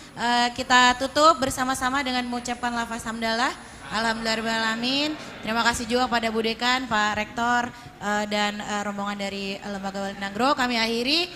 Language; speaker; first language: Indonesian; native; Indonesian